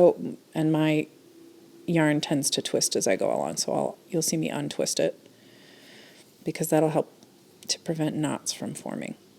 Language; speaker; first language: English; native; English